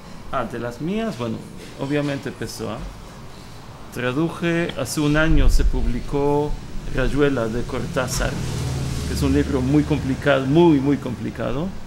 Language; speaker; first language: Spanish; early bilingual, heritage; Hebrew